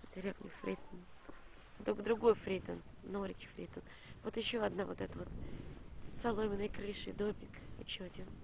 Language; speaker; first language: Russian; native; Russian